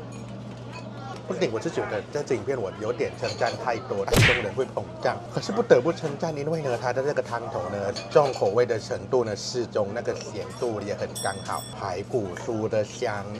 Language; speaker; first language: Chinese; non-native, fluent; Thai